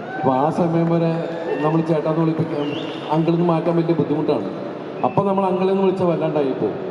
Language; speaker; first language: Malayalam; native; Malayalam